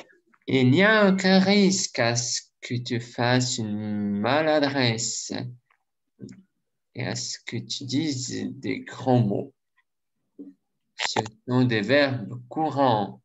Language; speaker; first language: French; non-native, learner; Russian